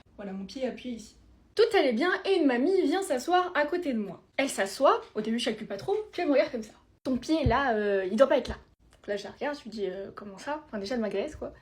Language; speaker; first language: French; early bilingual, other home language; Spanish